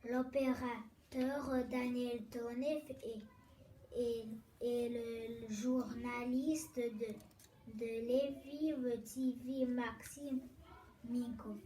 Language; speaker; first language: French; non-native, learner; Bulgarian